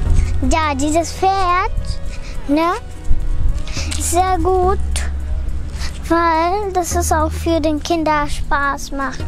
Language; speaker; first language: German; early bilingual, other home language; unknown